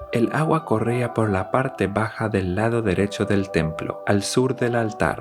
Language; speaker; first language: Spanish; native; Spanish